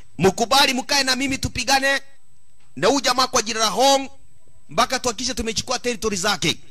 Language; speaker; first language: Swahili; native; Swahili